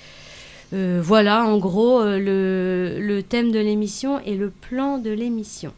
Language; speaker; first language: French; native; French